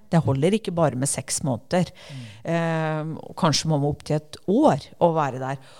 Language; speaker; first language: Norwegian; native; Norwegian